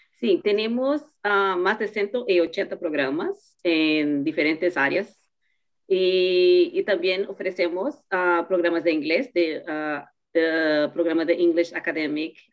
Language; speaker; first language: Spanish; non-native, fluent; Portuguese